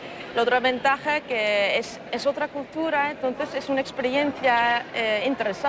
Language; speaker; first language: Spanish; non-native, fluent; Dutch